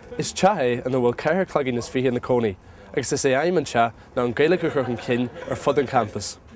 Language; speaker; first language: Irish; native; Irish